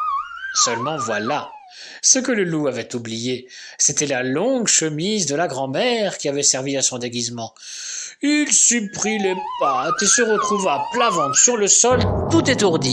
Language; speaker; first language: French; native; French